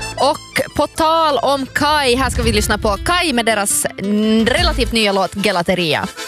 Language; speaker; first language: Swedish; native; Swedish